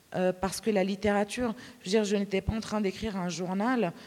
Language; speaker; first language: French; native; French